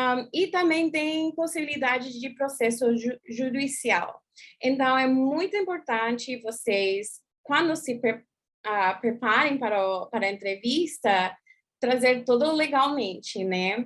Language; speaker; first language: Portuguese; non-native, fluent; English